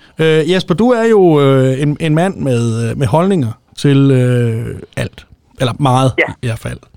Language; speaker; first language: Danish; native; Danish